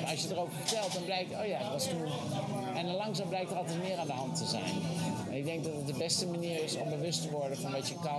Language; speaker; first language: Dutch; native; Dutch